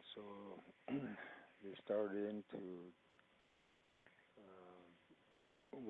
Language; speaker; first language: English; early bilingual, other home language; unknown